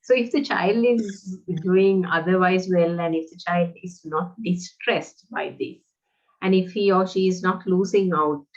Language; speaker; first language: English; non-native, local second language; Sinhala